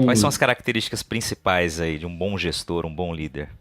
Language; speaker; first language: Portuguese; native; Portuguese